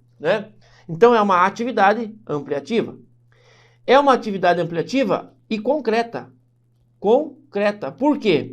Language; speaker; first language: Portuguese; native; Portuguese